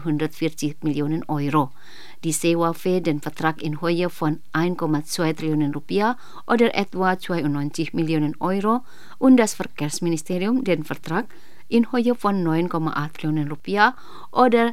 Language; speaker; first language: German; non-native, fluent; Indonesian